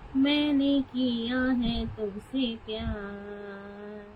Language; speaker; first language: Hindi; non-native, local second language; Marathi